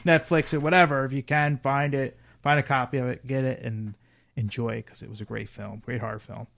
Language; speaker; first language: English; native; English